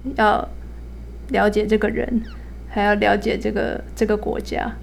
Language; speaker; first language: Chinese; native; Chinese